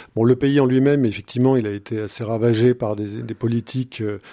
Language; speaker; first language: French; native; French